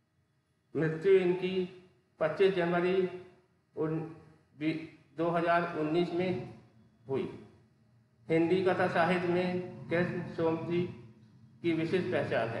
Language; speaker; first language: Hindi; native; Hindi